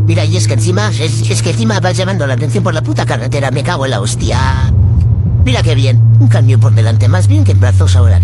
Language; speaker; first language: Spanish; native; Spanish